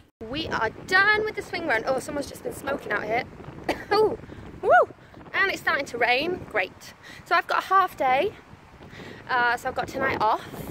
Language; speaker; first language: English; native; English